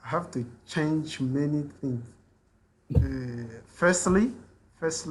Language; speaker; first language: English; non-native, learner; French